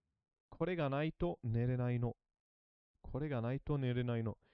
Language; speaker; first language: Japanese; non-native, learner; English